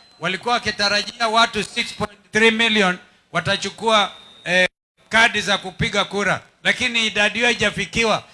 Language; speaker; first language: Swahili; non-native, local second language; Kamba